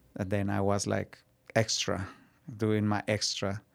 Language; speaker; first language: English; non-native, learner; Spanish